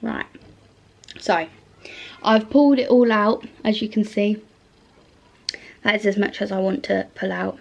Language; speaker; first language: English; native; English